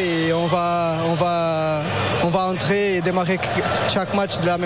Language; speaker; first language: French; non-native, fluent; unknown